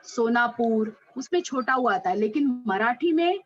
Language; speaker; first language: Hindi; non-native, local second language; Marathi